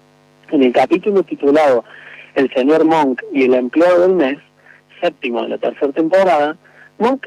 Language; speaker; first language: Spanish; native; Spanish